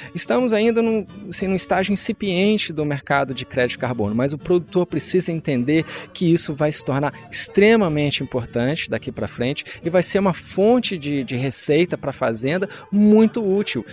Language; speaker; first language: Portuguese; native; Portuguese